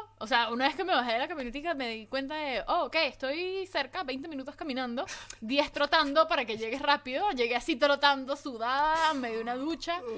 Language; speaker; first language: Spanish; native; Spanish